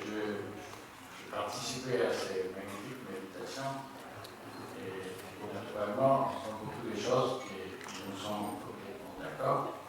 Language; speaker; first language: French; non-native, learner; Spanish